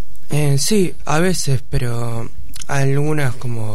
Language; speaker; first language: Spanish; early bilingual, other home language; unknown